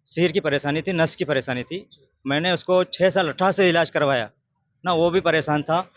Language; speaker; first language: Hindi; native; Hindi